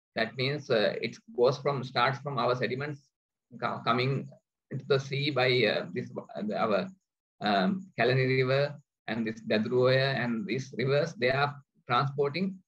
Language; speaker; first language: English; non-native, local second language; Sinhala